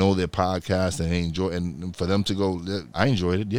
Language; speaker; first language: English; early bilingual, other home language; Spanish